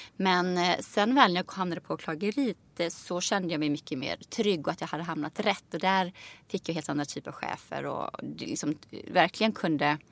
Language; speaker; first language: Swedish; native; Swedish